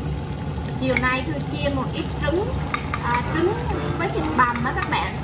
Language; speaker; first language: Vietnamese; native; Vietnamese